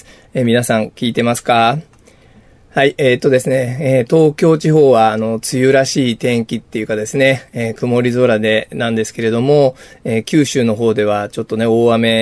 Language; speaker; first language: Japanese; native; Japanese